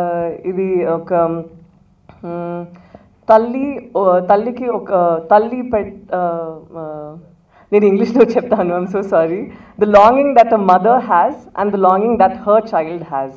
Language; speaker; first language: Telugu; non-native, fluent; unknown